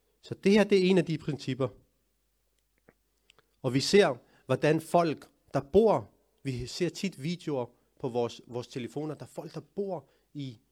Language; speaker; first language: Danish; early bilingual, other home language; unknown